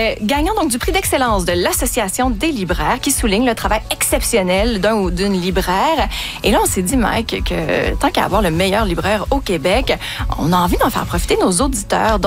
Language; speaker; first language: French; native; French